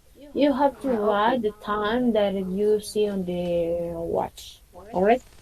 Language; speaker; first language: English; non-native, fluent; Spanish